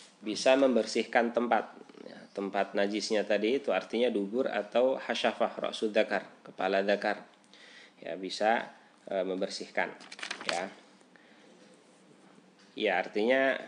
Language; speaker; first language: Indonesian; native; Indonesian